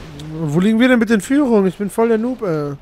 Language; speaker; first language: German; native; German